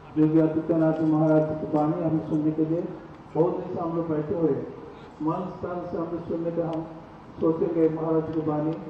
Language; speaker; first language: Hindi; non-native, local second language; Bangla